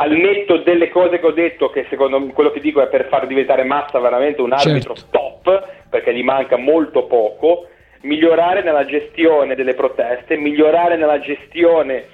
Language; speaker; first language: Italian; native; Italian